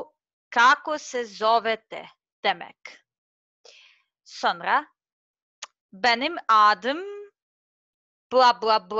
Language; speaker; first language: Turkish; non-native, learner; Serbian